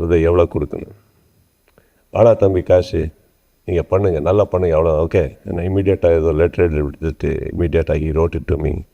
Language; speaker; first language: Tamil; non-native, learner; Kannada